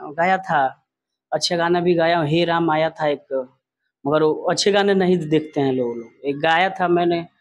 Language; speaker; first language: Hindi; non-native, local second language; Bhojpuri